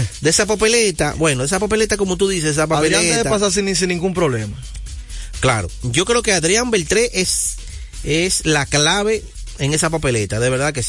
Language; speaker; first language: Spanish; native; Spanish